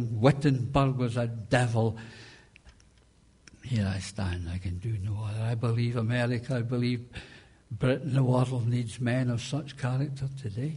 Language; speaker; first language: English; native; English